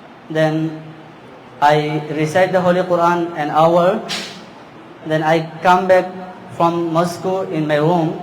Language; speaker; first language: English; non-native, learner; Bangla